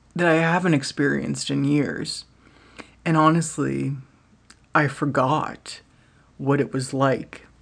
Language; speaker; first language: English; native; English